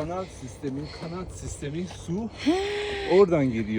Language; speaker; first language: Turkish; non-native, learner; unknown